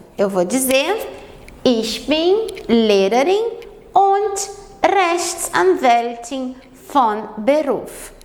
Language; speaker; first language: German; non-native, fluent; Portuguese